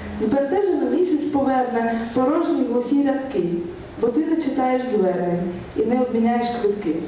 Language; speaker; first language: Ukrainian; native; Ukrainian